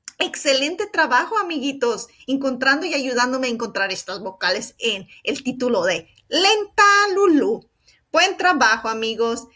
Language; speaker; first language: Spanish; early bilingual, heritage; Spanish